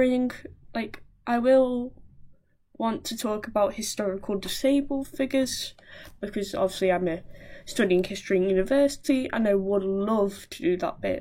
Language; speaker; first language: English; native; English